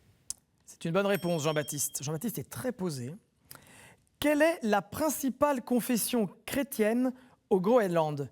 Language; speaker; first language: French; native; French